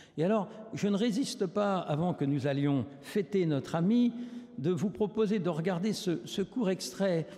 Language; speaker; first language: French; native; French